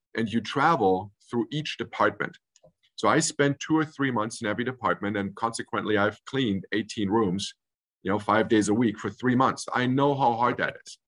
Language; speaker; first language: English; early bilingual, other home language; German